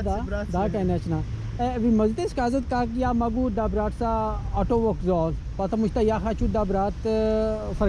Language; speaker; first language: Russian; non-native, learner; English